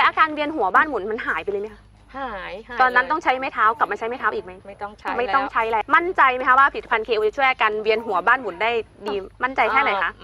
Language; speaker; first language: Thai; native; Thai